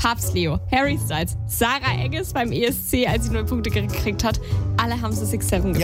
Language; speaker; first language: German; native; German